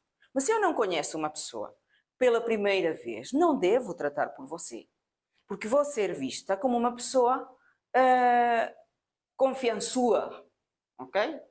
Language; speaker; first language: Portuguese; non-native, fluent; Spanish